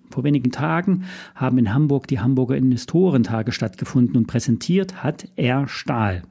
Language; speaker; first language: German; native; German